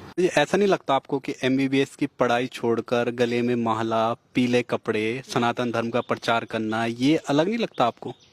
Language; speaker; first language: Hindi; native; Hindi